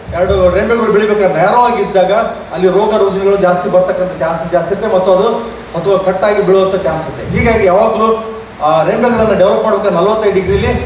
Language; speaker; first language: Kannada; native; Kannada